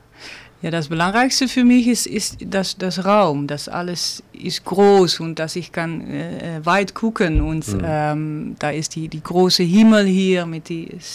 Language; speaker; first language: German; non-native, learner; Dutch